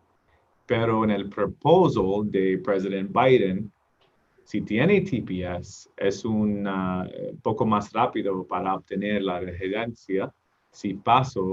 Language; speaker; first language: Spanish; non-native, learner; English